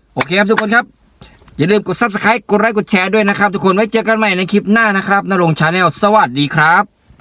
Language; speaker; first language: Thai; native; Thai